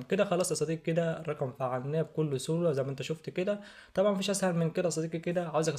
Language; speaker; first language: Arabic; native; Arabic